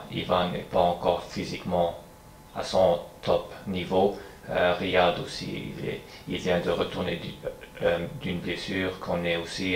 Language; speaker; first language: French; non-native, fluent; English